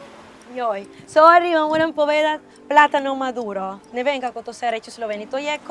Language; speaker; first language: Slovenian; non-native, fluent; Spanish